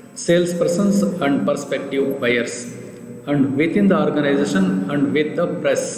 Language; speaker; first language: English; non-native, local second language; Kannada